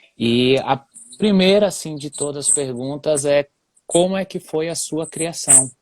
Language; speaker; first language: Portuguese; native; Portuguese